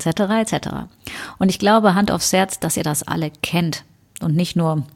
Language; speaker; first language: German; native; German